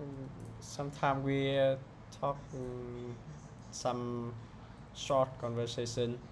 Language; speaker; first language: English; non-native, learner; Vietnamese